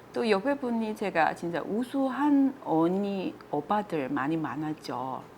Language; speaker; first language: Korean; non-native, fluent; Chinese